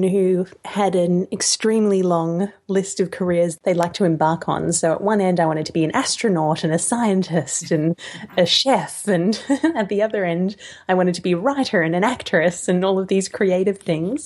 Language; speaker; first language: English; native; English